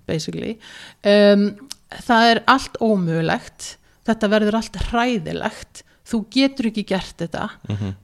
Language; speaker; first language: Icelandic; early bilingual, heritage; Icelandic